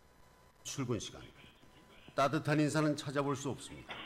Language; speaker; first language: Korean; native; Korean